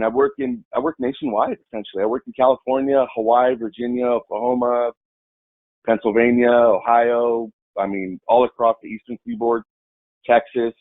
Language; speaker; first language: English; native; English